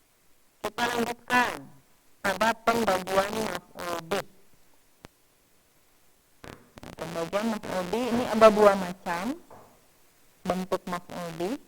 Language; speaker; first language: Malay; non-native, local second language; Sundanese